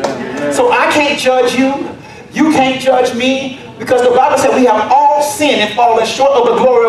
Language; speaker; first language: English; native; English